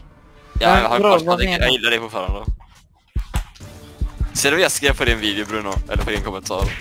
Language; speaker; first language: Swedish; native; Swedish